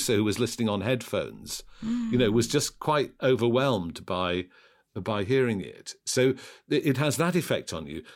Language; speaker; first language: English; native; English